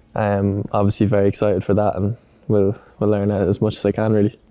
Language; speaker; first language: English; native; English